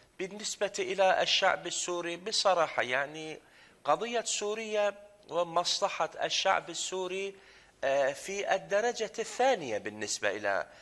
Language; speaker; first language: Arabic; non-native, fluent; Turkish